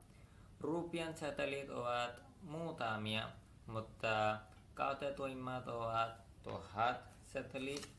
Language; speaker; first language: Finnish; non-native, learner; Urdu